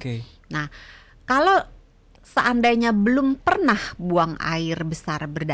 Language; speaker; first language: Indonesian; native; Indonesian